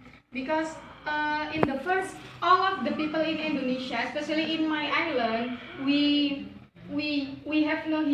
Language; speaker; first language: English; non-native, learner; Javanese